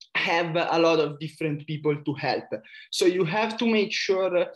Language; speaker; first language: English; non-native, fluent; Italian